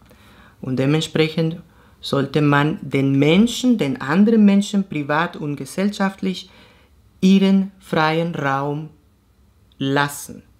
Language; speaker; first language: German; non-native, fluent; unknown